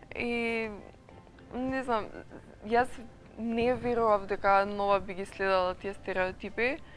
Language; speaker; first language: Macedonian; native; Macedonian